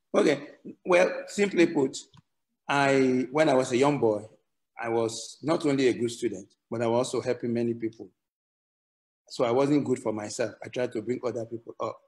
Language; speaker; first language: English; non-native, local second language; Yoruba